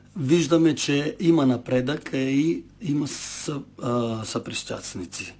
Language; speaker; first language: Bulgarian; non-native, fluent; Italian